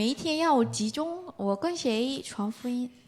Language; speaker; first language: Chinese; non-native, learner; Korean